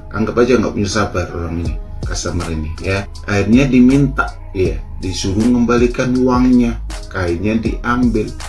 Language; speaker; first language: Indonesian; non-native, local second language; Javanese